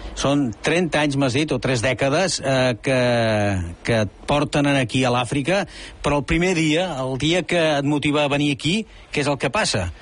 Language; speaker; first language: Catalan; native; Catalan